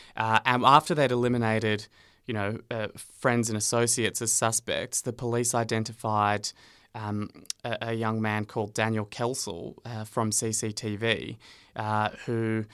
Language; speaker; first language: English; native; English